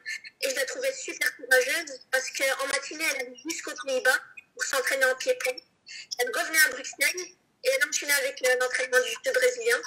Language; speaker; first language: French; native; French